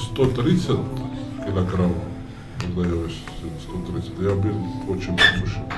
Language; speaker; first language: Russian; non-native, fluent; Georgian